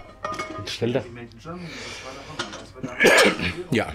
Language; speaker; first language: German; native; German